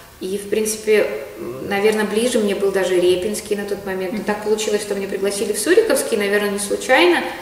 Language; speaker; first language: Russian; native; Russian